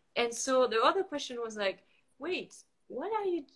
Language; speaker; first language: English; non-native, fluent; French